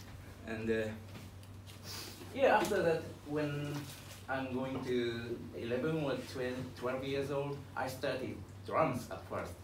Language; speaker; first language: English; non-native, learner; Japanese